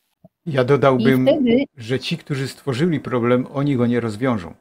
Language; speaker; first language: Polish; native; Polish